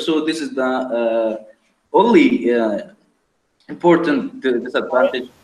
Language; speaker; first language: English; non-native, learner; Arabic